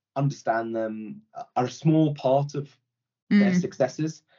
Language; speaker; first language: English; native; English